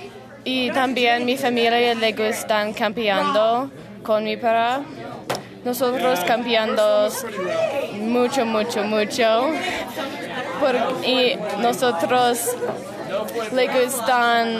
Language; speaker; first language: Spanish; non-native, learner; English